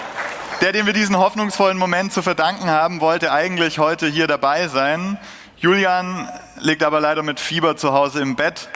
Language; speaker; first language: German; native; German